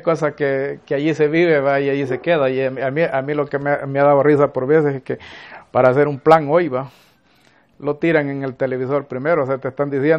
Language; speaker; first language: Spanish; native; Spanish